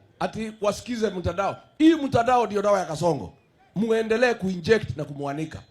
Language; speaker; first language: Swahili; non-native, local second language; Kikuyu